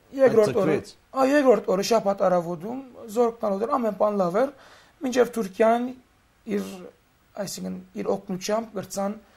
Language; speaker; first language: Armenian; early bilingual, heritage; Armenian